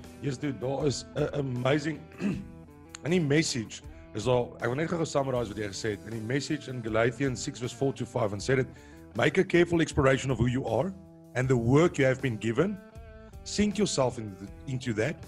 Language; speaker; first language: English; non-native, local second language; Afrikaans